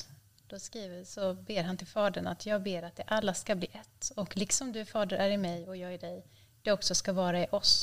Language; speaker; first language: Swedish; native; Swedish